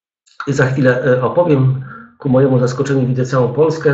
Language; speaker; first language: Polish; native; Polish